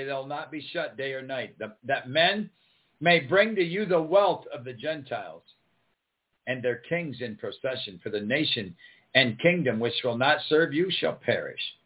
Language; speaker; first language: English; native; English